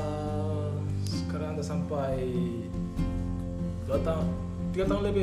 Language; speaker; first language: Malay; non-native, learner; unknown